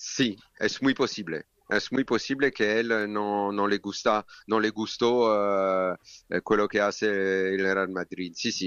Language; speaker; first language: Spanish; non-native, learner; French